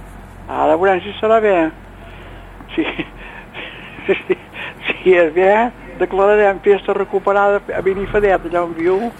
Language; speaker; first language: Catalan; native; Catalan